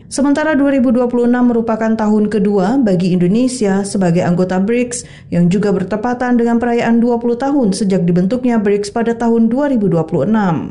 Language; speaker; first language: Indonesian; native; Indonesian